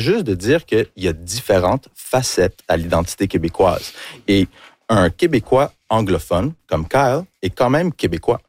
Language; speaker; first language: French; early bilingual, other home language; English